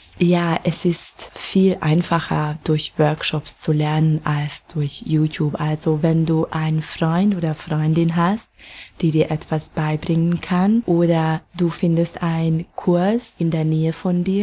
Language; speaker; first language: German; non-native, fluent; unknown